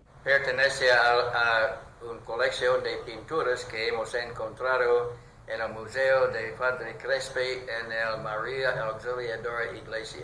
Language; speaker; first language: Spanish; non-native, learner; English